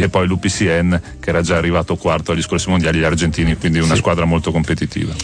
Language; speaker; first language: Italian; native; Italian